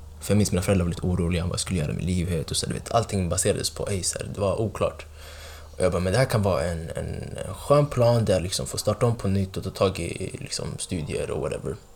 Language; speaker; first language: Swedish; early bilingual, other home language; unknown